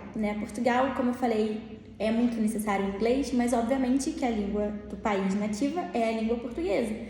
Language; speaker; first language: Portuguese; native; Portuguese